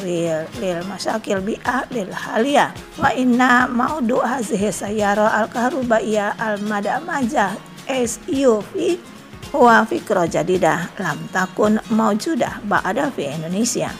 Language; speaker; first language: Arabic; non-native, fluent; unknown